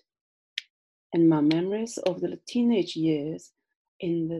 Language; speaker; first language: English; non-native, fluent; Chinese